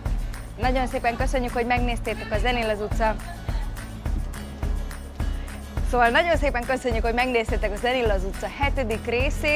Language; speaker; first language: Hungarian; native; Hungarian